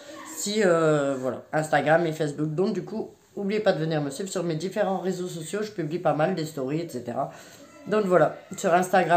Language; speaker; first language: French; native; French